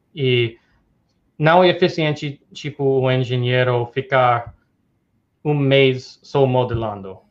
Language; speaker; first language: Portuguese; non-native, fluent; English